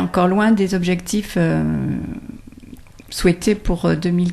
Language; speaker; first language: French; native; French